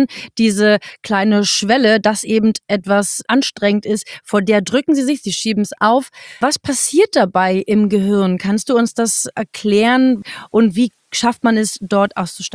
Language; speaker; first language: German; native; German